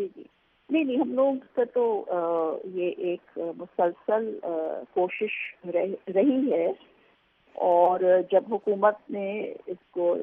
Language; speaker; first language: Urdu; native; Urdu